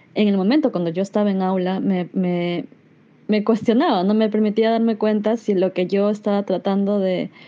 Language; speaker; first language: Spanish; native; Spanish